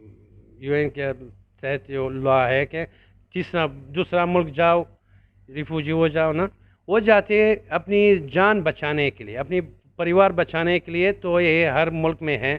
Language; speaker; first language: Hindi; non-native, learner; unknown